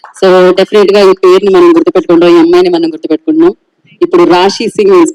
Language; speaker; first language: Telugu; native; Telugu